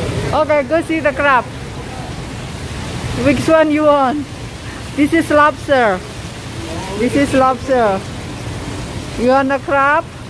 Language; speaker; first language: English; non-native, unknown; Indonesian